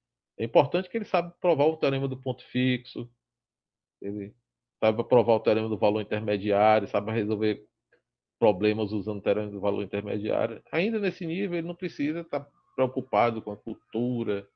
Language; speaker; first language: Portuguese; native; Portuguese